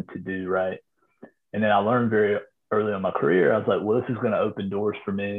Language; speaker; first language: English; native; English